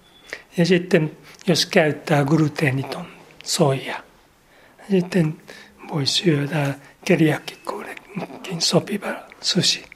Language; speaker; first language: Finnish; non-native, learner; Japanese